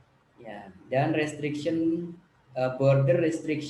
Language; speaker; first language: English; non-native, learner; Indonesian